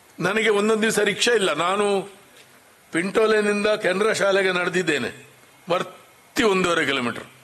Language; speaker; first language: Kannada; non-native, local second language; Marathi